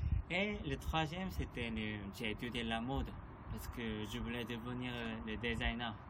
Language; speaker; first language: French; non-native, learner; Korean